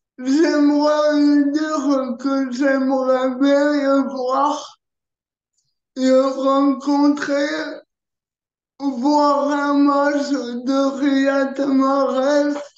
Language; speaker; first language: French; early bilingual, other home language; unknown